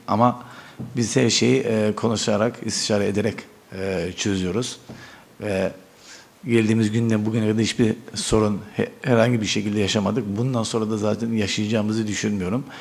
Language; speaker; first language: Turkish; early bilingual, heritage; Turkish